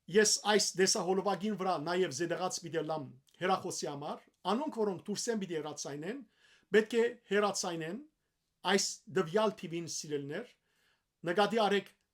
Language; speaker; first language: Armenian; early bilingual, heritage; Armenian